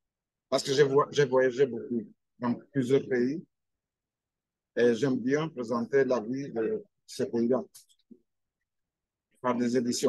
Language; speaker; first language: French; non-native, fluent; Albanian